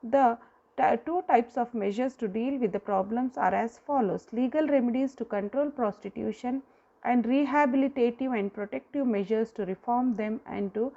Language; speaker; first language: English; non-native, local second language; Kannada